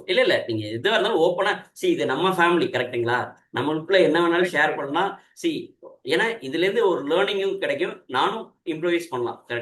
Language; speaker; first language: Tamil; native; Tamil